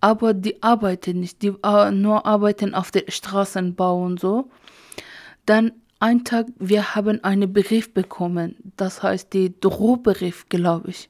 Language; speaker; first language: German; non-native, learner; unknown